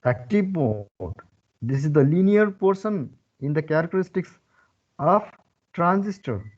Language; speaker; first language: English; non-native, local second language; Nepali